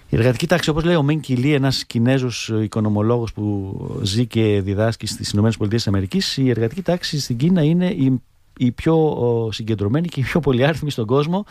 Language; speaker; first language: Greek; native; Greek